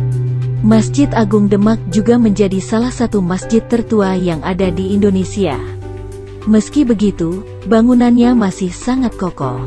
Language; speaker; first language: Indonesian; native; Indonesian